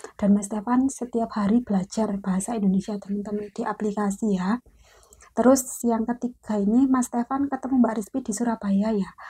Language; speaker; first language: Indonesian; native; Indonesian